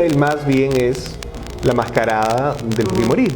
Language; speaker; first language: Spanish; native; Spanish